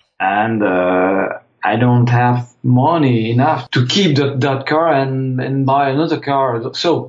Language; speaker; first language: English; non-native, fluent; French